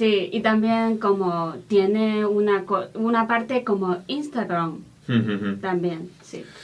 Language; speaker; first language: Spanish; non-native, learner; Chinese